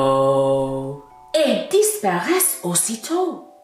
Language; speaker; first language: French; non-native, fluent; English